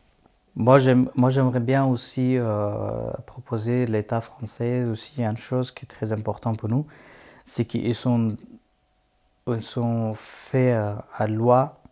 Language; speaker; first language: French; non-native, fluent; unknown